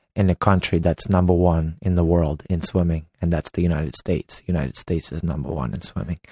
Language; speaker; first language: English; non-native, fluent; Ukrainian